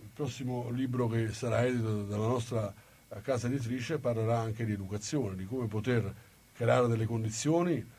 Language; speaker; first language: Italian; native; Italian